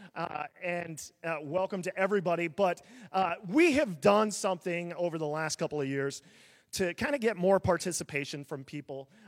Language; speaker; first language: English; native; English